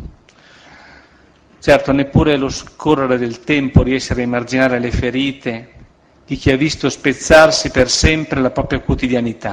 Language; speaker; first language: Italian; native; Italian